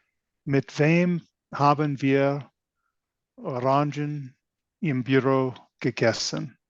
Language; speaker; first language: German; non-native, learner; English